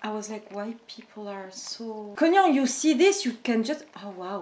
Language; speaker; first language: English; non-native, fluent; French